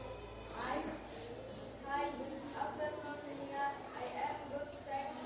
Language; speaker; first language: English; non-native, learner; Indonesian